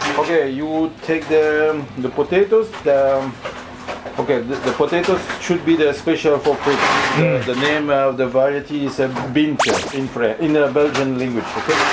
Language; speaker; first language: English; non-native, local second language; French